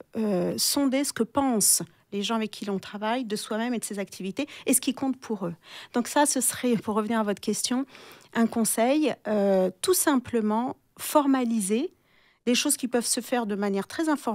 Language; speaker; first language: French; native; French